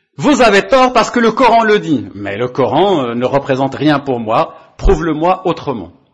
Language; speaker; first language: French; non-native, local second language; Arabic